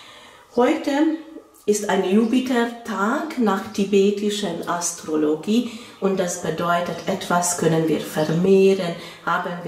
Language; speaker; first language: German; non-native, fluent; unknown